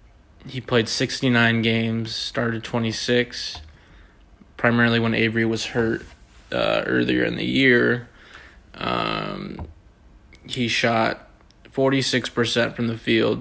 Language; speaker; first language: English; native; English